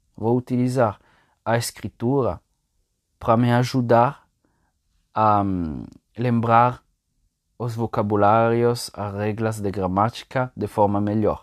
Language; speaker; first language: Portuguese; non-native, fluent; Italian